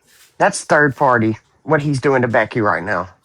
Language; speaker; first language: English; native; English